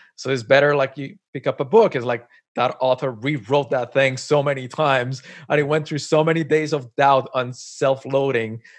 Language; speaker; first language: English; non-native, fluent; Spanish